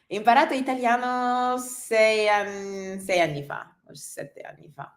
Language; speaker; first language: Italian; non-native, learner; English